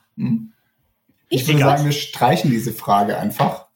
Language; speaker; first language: German; native; German